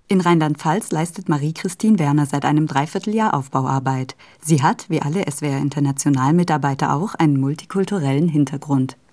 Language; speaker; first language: German; native; German